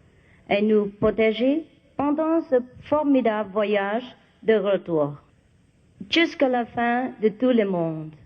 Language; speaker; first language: French; non-native, fluent; Vietnamese